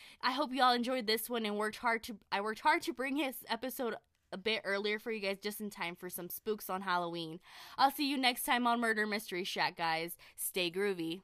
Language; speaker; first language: English; early bilingual, other home language; Spanish